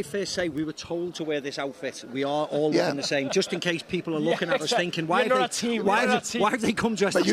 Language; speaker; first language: English; native; English